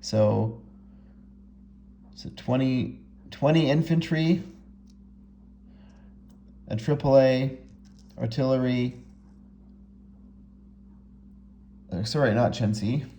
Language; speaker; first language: English; native; English